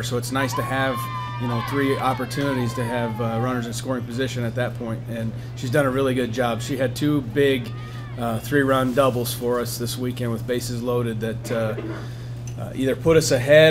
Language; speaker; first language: English; native; English